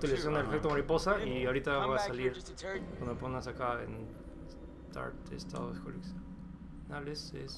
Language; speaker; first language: Spanish; native; Spanish